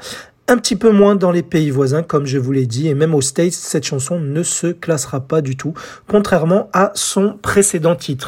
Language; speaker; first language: French; native; French